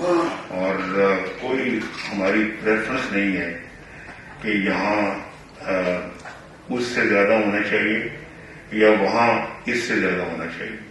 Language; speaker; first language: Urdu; non-native, local second language; Punjabi